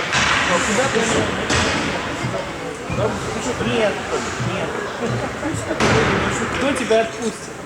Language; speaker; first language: Russian; native; Russian